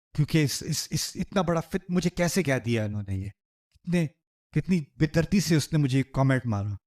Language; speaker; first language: Urdu; early bilingual, heritage; Urdu